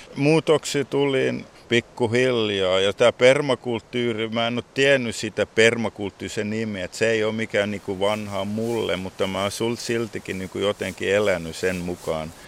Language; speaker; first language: Finnish; non-native, local second language; Swedish